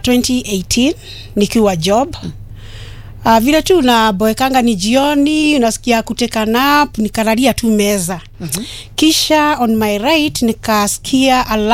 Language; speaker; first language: Swahili; non-native, local second language; Kikuyu